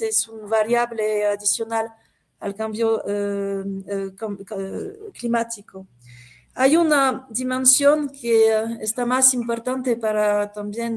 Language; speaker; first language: Spanish; non-native, fluent; French